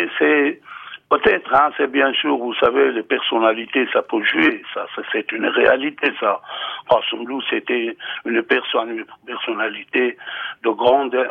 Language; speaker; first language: French; non-native, fluent; Kurdish